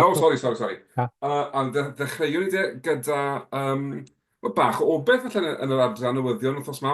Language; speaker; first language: Welsh; native; Welsh